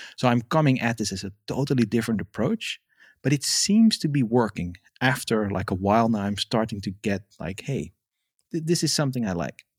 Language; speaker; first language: English; non-native, fluent; Dutch